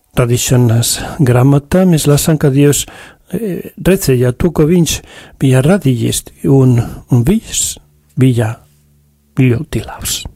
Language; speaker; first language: Latvian; non-native, fluent; Spanish